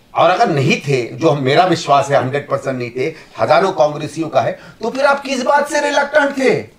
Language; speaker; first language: Hindi; native; Hindi